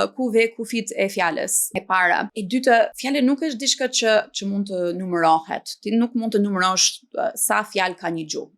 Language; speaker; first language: Albanian; non-native, fluent; English